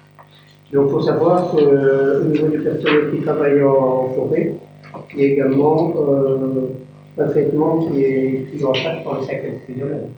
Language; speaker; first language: French; native; French